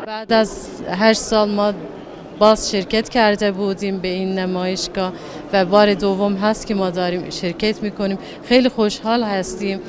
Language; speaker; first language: Persian; non-native, fluent; Turkish